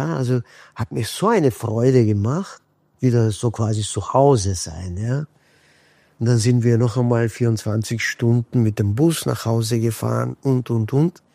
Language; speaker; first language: German; non-native, fluent; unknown